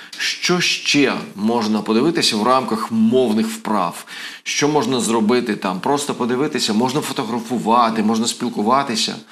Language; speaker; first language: Ukrainian; non-native, local second language; Russian